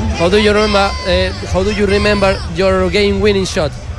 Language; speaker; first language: English; non-native, learner; Catalan